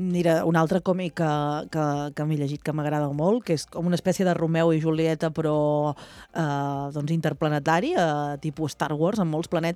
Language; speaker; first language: Catalan; native; Catalan